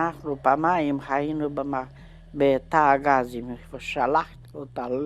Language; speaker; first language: Hebrew; non-native, fluent; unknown